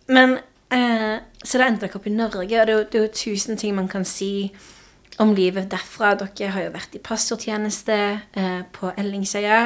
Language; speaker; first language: Norwegian; native; Norwegian